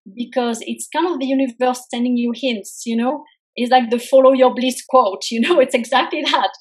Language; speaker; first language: English; non-native, fluent; French